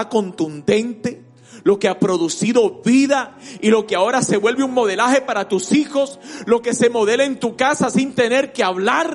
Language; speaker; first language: Spanish; native; Spanish